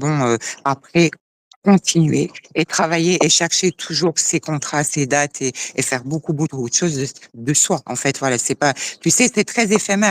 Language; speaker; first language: French; native; French